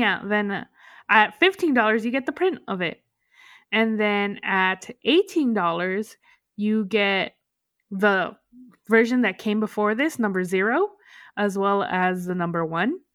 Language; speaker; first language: English; native; English